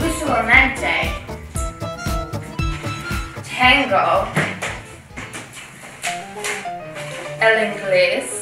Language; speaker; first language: Spanish; non-native, learner; English